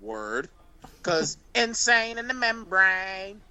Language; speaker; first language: English; native; English